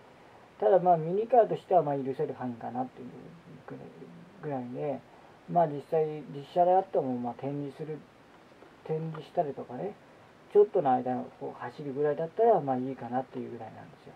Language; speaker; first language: Japanese; native; Japanese